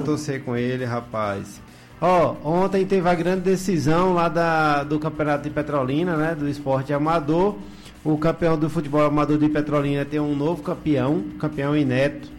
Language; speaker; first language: Portuguese; native; Portuguese